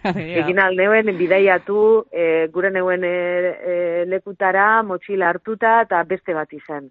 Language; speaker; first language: Basque; non-native, local second language; Spanish